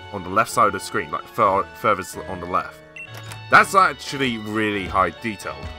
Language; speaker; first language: English; native; English